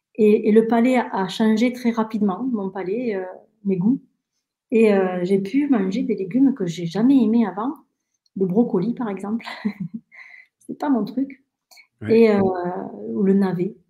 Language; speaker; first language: French; early bilingual, other home language; Spanish